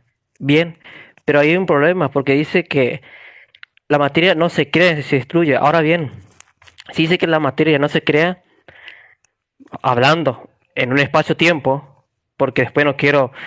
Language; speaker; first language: Spanish; native; Spanish